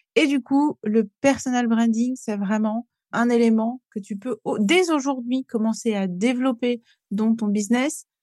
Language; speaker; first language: French; native; French